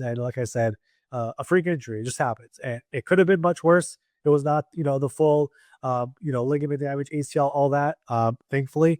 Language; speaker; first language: English; native; English